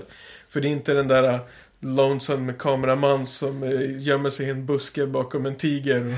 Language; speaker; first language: Swedish; native; Swedish